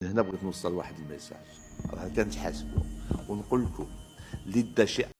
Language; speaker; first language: Arabic; native; Arabic